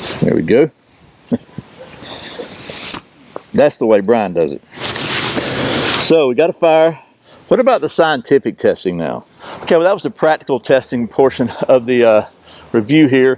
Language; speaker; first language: English; native; English